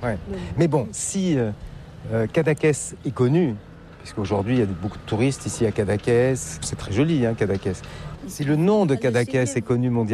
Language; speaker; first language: French; native; French